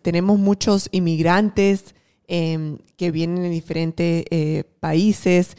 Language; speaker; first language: Spanish; early bilingual, heritage; Spanish